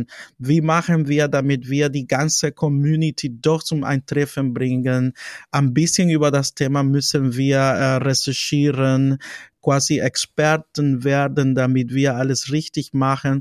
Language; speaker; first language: German; non-native, fluent; Spanish